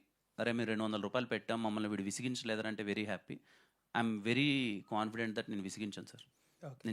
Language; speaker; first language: Telugu; native; Telugu